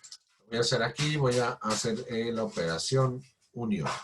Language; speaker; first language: Spanish; native; Spanish